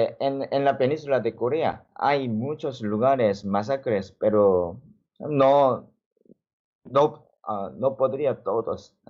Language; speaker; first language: Spanish; non-native, learner; Korean